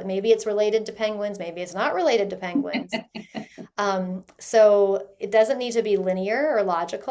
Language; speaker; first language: English; native; English